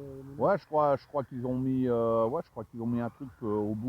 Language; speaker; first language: French; native; French